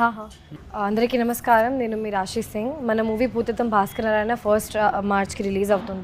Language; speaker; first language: Telugu; non-native, local second language; Hindi